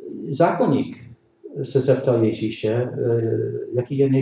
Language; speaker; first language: Czech; non-native, learner; English